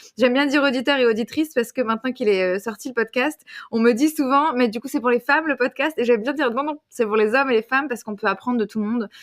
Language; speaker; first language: French; native; French